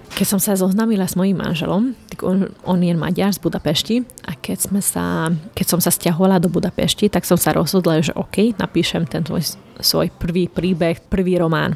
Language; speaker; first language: Slovak; non-native, local second language; Hungarian